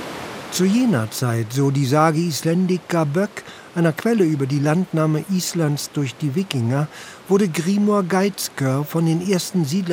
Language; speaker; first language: German; native; German